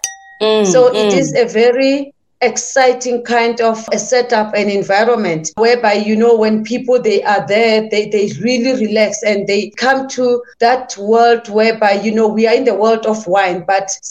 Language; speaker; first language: English; non-native, local second language; Southern Sotho